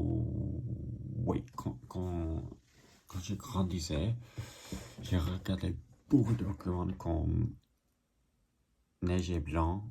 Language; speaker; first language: French; non-native, learner; English